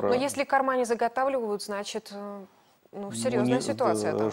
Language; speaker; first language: Russian; native; Russian